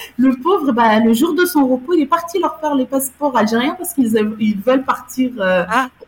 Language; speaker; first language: French; non-native, local second language; Arabic